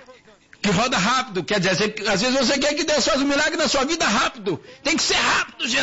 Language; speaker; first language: Portuguese; native; Portuguese